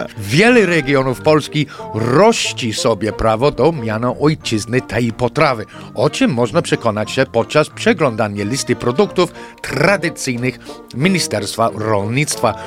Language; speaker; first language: Polish; non-native, fluent; English